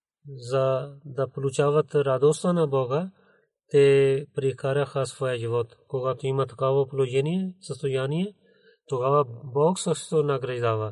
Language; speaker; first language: Bulgarian; non-native, fluent; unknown